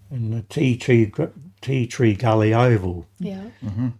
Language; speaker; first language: English; native; English